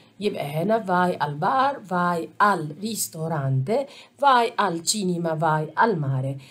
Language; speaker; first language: Italian; non-native, fluent; Arabic